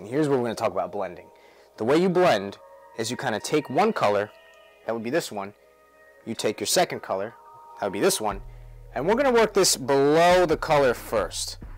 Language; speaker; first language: English; native; English